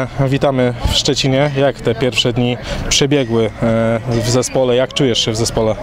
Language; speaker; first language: Polish; native; Polish